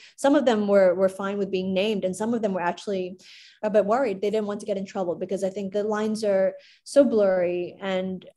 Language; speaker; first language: English; non-native, local second language; Cantonese